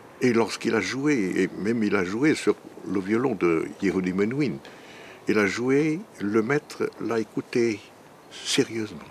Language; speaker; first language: French; non-native, fluent; Vietnamese